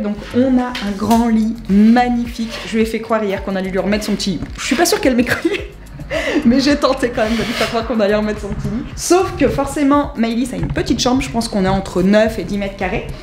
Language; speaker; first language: French; native; French